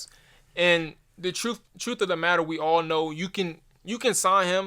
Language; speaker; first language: English; native; English